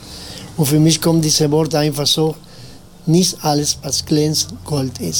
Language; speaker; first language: German; non-native, fluent; Spanish